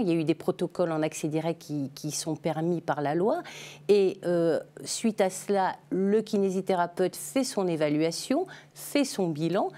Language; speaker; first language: French; native; French